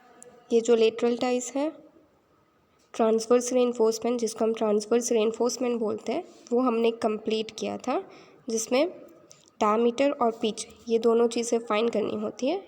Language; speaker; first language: Hindi; native; Hindi